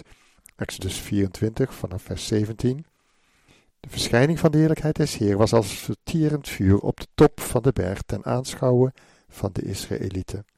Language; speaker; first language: Dutch; native; Dutch